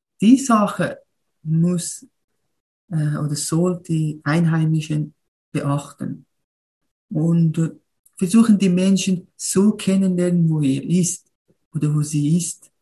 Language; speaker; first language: German; non-native, learner; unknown